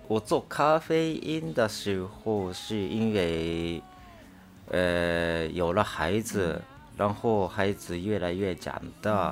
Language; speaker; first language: Chinese; non-native, fluent; Japanese